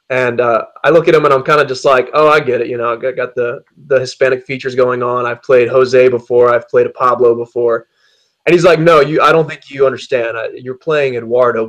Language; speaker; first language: English; native; English